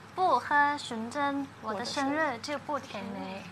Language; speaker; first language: Chinese; non-native, learner; Thai